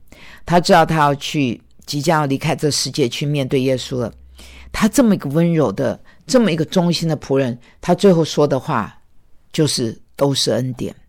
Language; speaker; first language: Chinese; native; Chinese